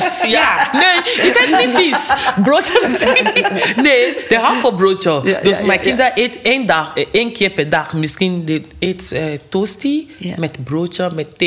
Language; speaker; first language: Dutch; non-native, learner; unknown